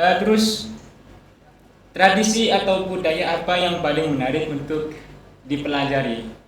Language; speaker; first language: Indonesian; non-native, local second language; Madurese